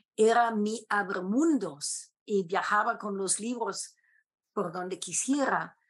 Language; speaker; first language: Spanish; non-native, fluent; German